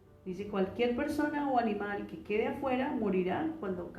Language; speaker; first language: Spanish; native; Spanish